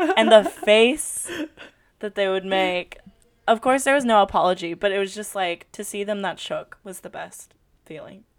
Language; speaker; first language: English; early bilingual, other home language; Filipino